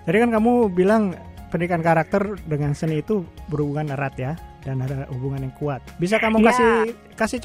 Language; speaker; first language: Indonesian; native; Indonesian